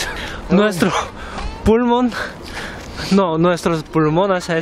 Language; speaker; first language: Spanish; non-native, fluent; Korean